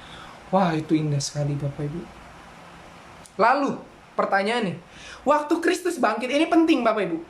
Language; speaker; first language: Indonesian; native; Indonesian